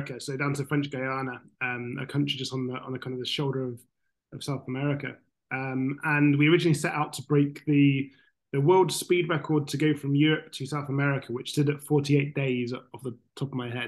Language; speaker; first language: English; native; English